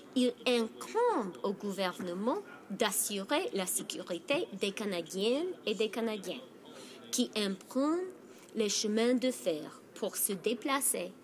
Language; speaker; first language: French; non-native, fluent; English